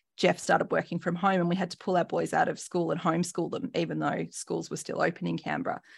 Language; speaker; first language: English; native; English